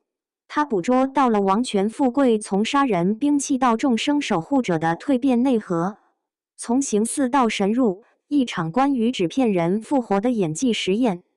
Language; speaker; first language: Chinese; native; Chinese